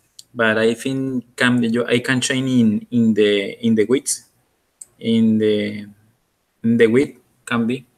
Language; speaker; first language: English; non-native, learner; Spanish